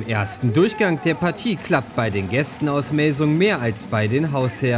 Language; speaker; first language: German; native; German